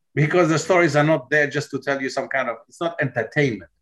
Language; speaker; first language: English; non-native, fluent; German